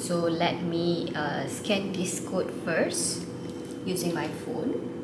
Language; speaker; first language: English; non-native, local second language; Malay